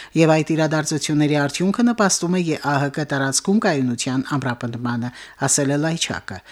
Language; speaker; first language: Armenian; native; Armenian